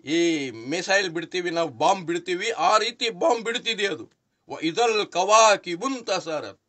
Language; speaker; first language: Kannada; non-native, local second language; Urdu